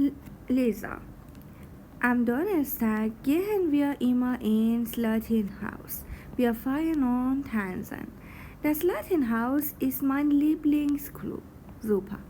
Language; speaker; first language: German; non-native, fluent; Persian